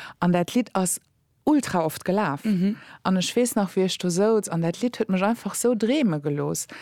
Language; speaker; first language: Luxembourgish; early bilingual, other home language; German